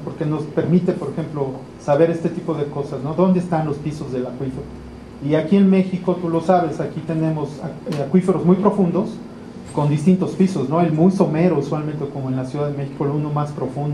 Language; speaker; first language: Spanish; native; Spanish